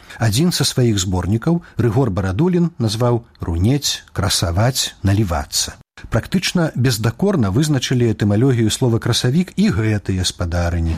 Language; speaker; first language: Belarusian; native; Belarusian